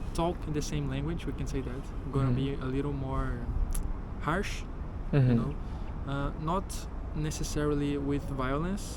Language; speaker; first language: English; non-native, fluent; Portuguese